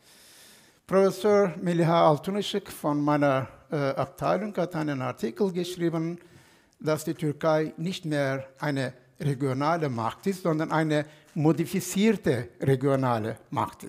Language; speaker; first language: German; non-native, fluent; Turkish